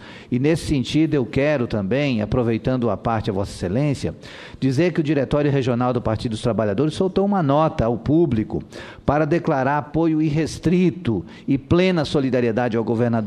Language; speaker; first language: Portuguese; native; Portuguese